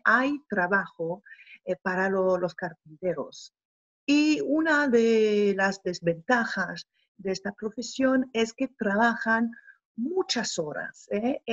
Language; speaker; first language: Spanish; non-native, fluent; French